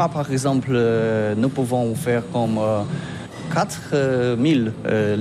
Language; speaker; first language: French; non-native, learner; Polish